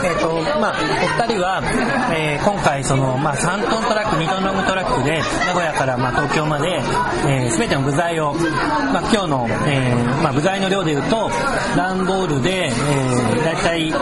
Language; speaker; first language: Japanese; native; Japanese